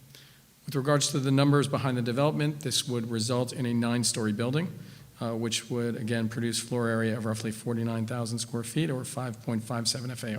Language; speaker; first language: English; native; English